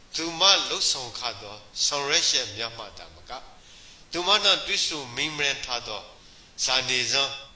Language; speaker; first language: Burmese; native; Burmese